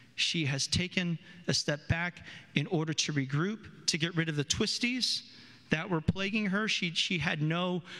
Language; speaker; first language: English; native; English